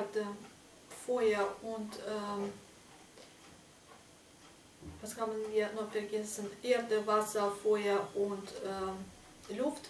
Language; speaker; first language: German; non-native, fluent; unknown